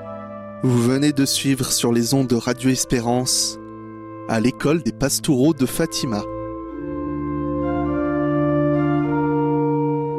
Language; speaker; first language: French; native; French